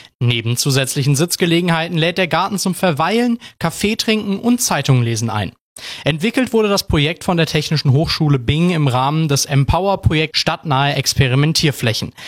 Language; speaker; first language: German; native; German